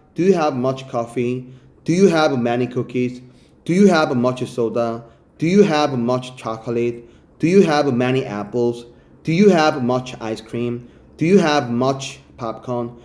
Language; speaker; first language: English; non-native, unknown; Korean